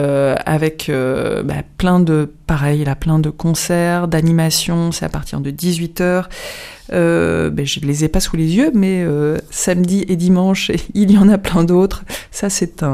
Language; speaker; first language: French; native; French